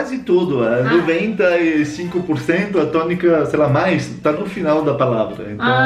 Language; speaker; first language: Portuguese; non-native, fluent; French